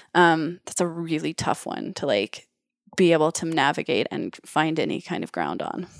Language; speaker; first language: English; native; English